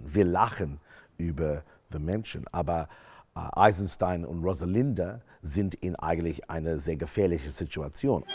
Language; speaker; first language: German; non-native, fluent; English